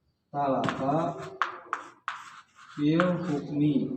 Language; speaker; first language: Arabic; non-native, learner; Indonesian